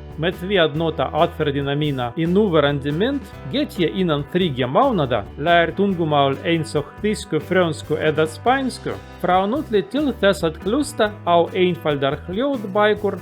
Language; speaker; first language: Icelandic; non-native, learner; Russian